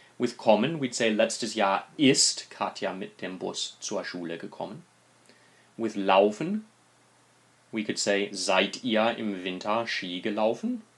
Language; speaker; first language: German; non-native, fluent; English